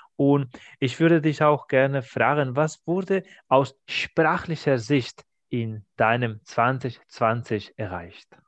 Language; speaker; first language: German; non-native, fluent; Spanish